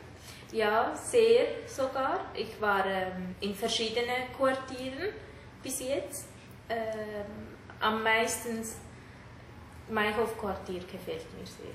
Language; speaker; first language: German; non-native, fluent; Tamil